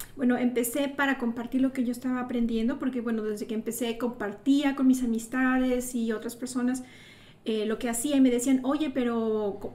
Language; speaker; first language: Spanish; native; Spanish